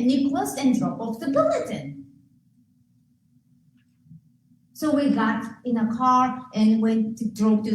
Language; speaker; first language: English; non-native, fluent; Japanese